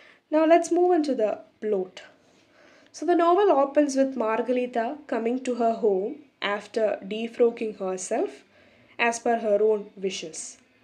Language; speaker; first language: English; non-native, local second language; Malayalam